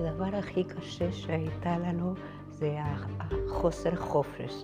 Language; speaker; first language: Hebrew; non-native, fluent; Spanish